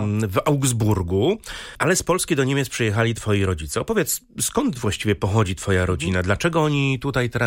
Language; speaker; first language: Polish; native; Polish